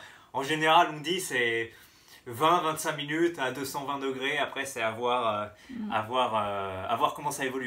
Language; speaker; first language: French; native; French